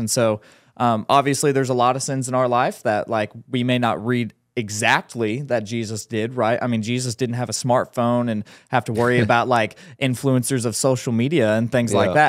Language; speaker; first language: English; native; English